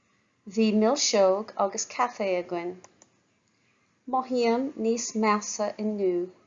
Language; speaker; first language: Irish; non-native, local second language; English